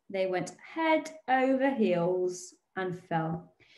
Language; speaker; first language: English; native; English